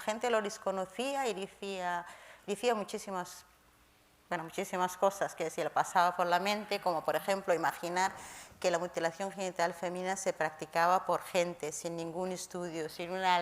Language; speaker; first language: Spanish; non-native, fluent; Somali